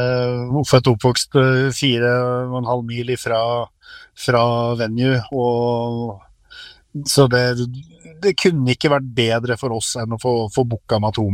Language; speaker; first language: Norwegian; native; Norwegian